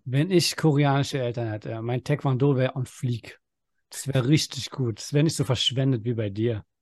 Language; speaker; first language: German; early bilingual, other home language; Persian